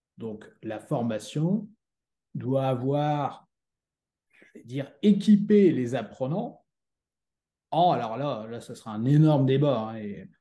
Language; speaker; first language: French; native; French